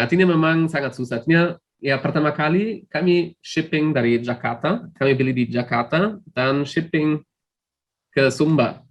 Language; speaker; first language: Indonesian; non-native, fluent; German